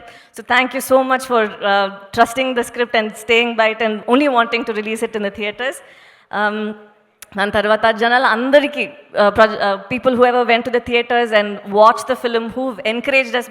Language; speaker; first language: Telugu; non-native, local second language; Tamil